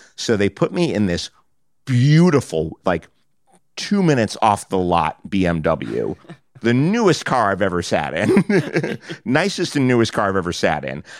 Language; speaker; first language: English; native; English